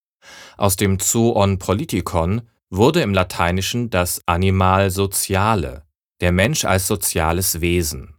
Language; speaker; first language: German; native; German